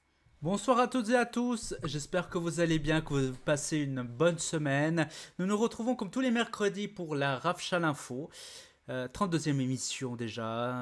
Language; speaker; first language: French; native; French